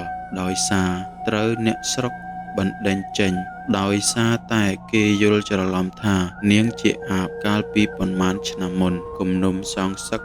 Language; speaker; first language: Khmer; native; Khmer